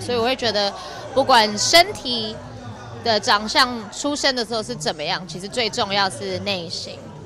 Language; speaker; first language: Chinese; non-native, fluent; English